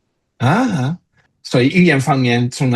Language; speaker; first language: Chinese; non-native, fluent; English